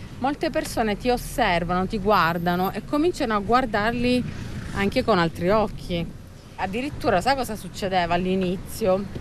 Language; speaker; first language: Italian; native; Italian